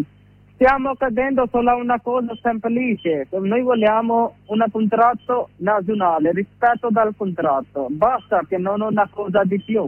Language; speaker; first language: Italian; non-native, learner; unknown